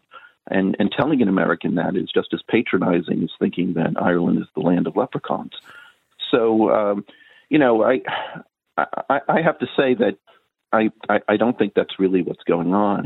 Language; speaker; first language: English; native; English